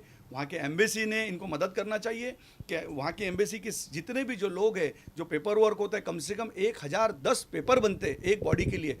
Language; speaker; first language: Hindi; native; Hindi